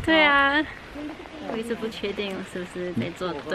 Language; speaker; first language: Chinese; non-native, fluent; English